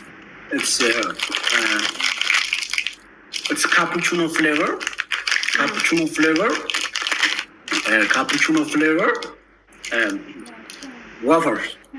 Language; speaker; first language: English; non-native, learner; Oromo